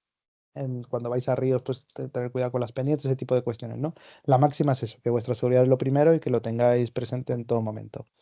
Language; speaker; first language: Spanish; native; Spanish